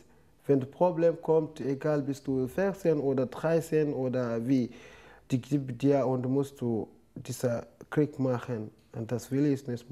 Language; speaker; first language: German; non-native, learner; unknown